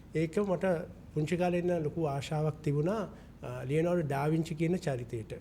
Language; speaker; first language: Sinhala; non-native, local second language; Malay